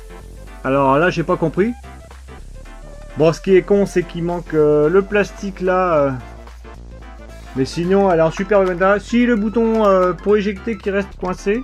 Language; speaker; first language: French; native; French